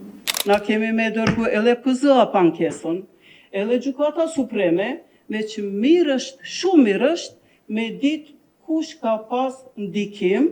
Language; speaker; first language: Albanian; non-native, local second language; Turkish